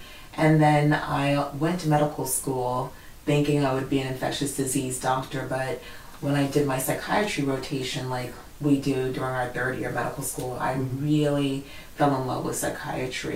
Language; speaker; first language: English; native; English